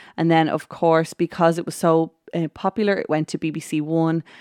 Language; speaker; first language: English; native; English